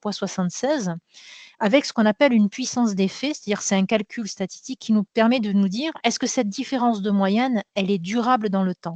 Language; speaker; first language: French; native; French